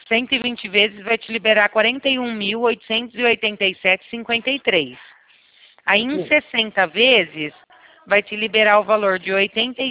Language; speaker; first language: Portuguese; native; Portuguese